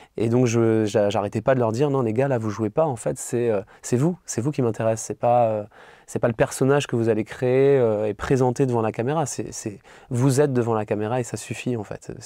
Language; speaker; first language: French; native; French